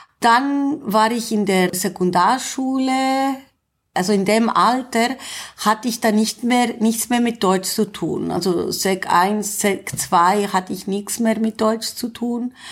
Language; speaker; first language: German; non-native, fluent; Greek